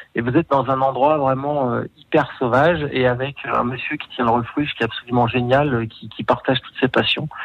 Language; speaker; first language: French; native; French